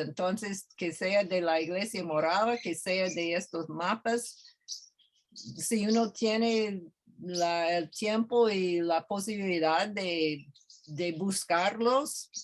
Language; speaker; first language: Spanish; non-native, fluent; English